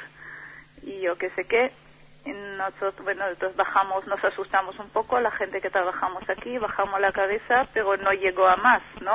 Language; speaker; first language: Spanish; non-native, fluent; Hebrew